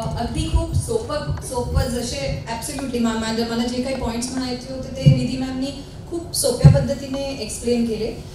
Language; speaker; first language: Marathi; non-native, local second language; Hindi